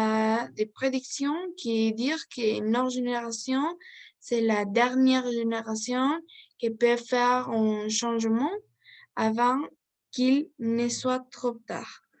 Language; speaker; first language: French; non-native, learner; Spanish